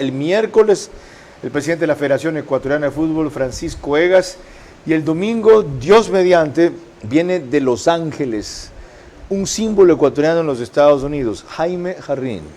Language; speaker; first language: Spanish; native; Spanish